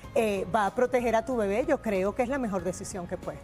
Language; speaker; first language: Spanish; native; Spanish